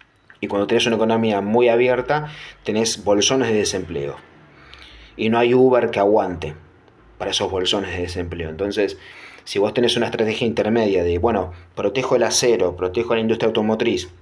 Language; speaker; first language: Spanish; native; Spanish